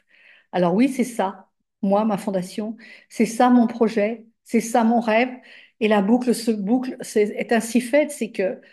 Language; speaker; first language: French; native; French